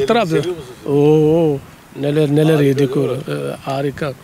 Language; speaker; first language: Turkish; non-native, learner; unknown